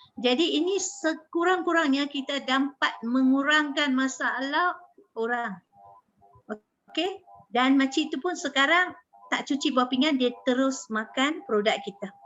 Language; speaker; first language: Malay; native; Malay